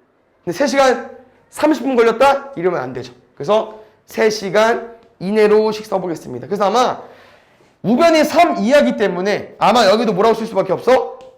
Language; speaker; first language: Korean; native; Korean